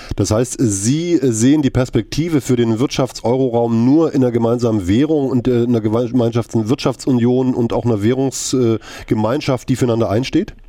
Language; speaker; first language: German; native; German